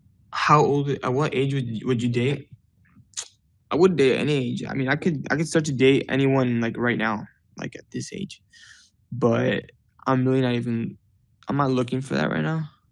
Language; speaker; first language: English; early bilingual, other home language; Spanish